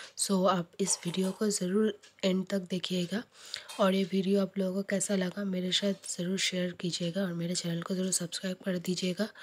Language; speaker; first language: Hindi; non-native, local second language; Bangla